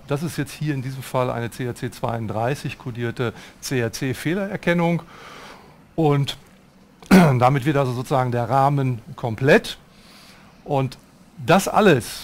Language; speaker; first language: German; native; German